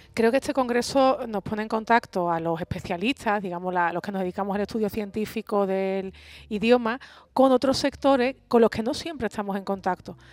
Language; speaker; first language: Spanish; native; Spanish